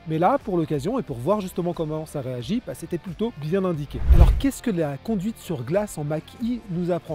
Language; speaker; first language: French; native; French